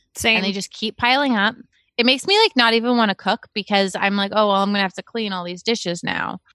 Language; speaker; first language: English; native; English